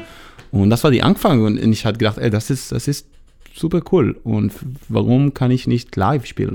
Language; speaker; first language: German; non-native, learner; Hebrew